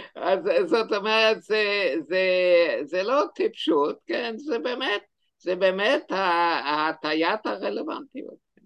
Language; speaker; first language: Hebrew; non-native, fluent; English